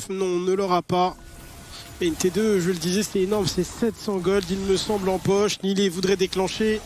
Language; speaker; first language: French; native; French